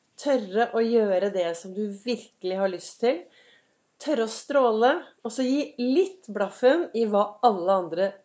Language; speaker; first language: Norwegian; native; Norwegian